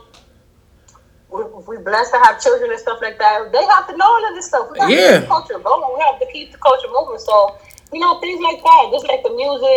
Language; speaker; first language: English; early bilingual, other home language; Spanish